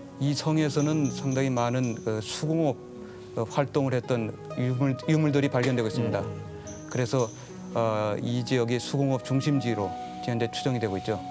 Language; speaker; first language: Korean; native; Korean